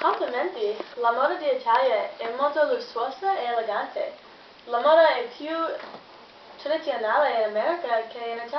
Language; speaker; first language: Italian; non-native, learner; English